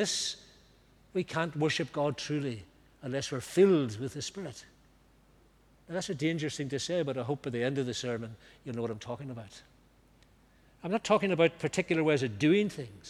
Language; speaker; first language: English; native; English